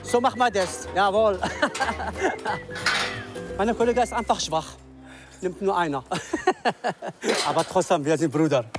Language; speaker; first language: German; non-native, learner; Arabic